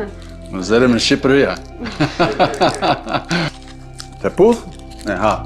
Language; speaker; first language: Albanian; non-native, learner; English